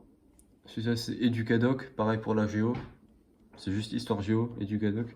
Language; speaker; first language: French; native; French